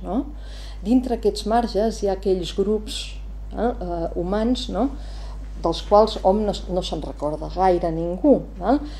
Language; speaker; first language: Catalan; native; Catalan